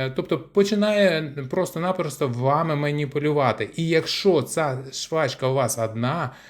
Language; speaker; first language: Ukrainian; non-native, local second language; Russian